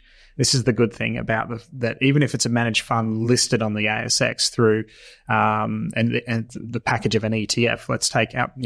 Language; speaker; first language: English; native; English